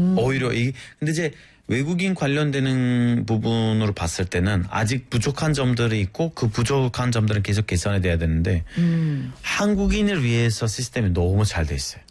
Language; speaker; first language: Korean; non-native, fluent; Azerbaijani